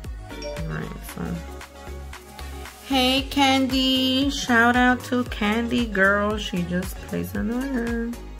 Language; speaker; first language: English; early bilingual, other home language; Spanish